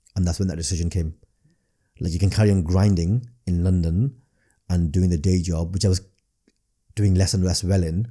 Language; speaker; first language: English; native; English